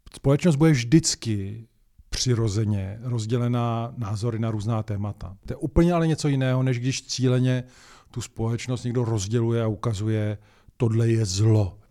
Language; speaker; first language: Czech; native; Czech